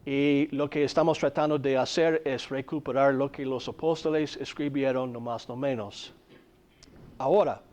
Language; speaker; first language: Spanish; non-native, fluent; English